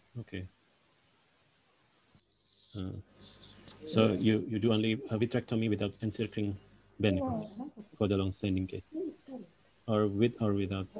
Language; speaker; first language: English; non-native, local second language; Indonesian